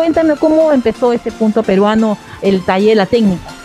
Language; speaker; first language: Spanish; native; Spanish